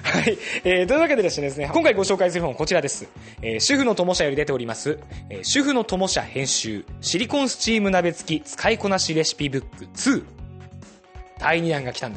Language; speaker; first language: Japanese; native; Japanese